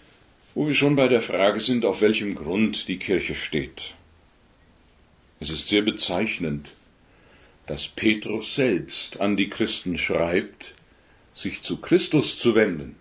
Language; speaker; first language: German; native; German